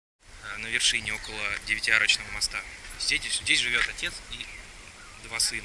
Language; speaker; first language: Russian; native; Russian